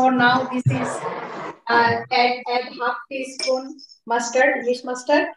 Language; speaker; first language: English; non-native, learner; Bangla